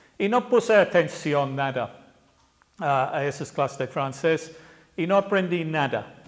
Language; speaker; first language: Spanish; non-native, fluent; English